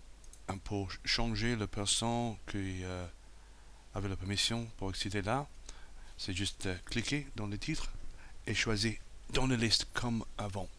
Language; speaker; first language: French; non-native, fluent; English